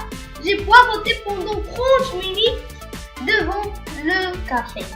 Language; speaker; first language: French; non-native, local second language; Arabic